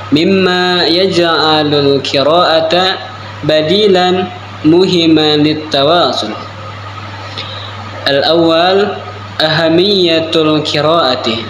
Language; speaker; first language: Arabic; non-native, learner; Indonesian